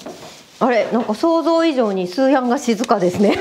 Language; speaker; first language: Japanese; native; Japanese